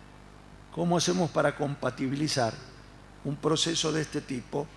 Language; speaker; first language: Spanish; native; Spanish